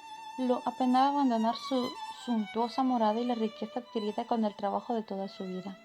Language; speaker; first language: Spanish; native; Spanish